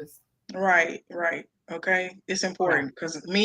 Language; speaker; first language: English; native; English